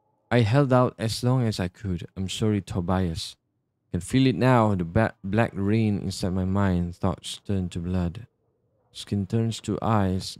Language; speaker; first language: English; non-native, local second language; Malay